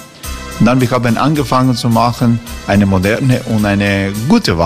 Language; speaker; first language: German; non-native, fluent; Croatian